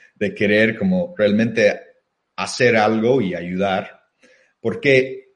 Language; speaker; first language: Spanish; non-native, fluent; English